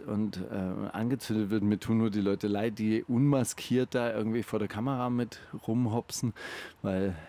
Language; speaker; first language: German; native; German